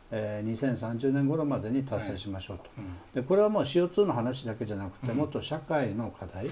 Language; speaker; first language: Japanese; native; Japanese